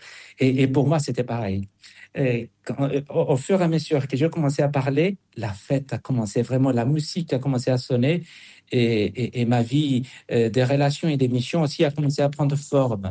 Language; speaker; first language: French; non-native, fluent; Spanish